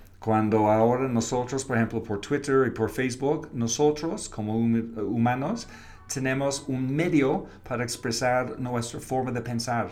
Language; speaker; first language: Spanish; non-native, fluent; English